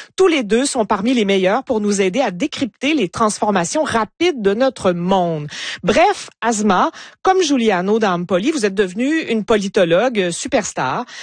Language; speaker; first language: French; native; French